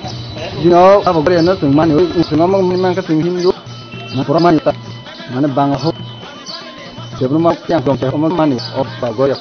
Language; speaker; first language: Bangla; non-native, local second language; Kok Borok